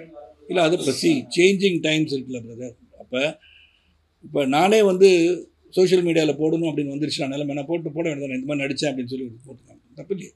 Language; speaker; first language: Tamil; native; Tamil